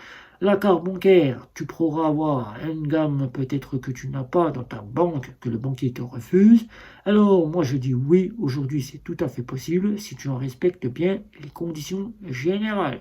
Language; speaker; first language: French; native; French